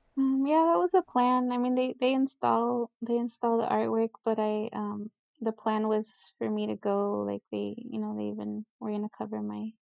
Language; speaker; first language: English; early bilingual, other home language; Spanish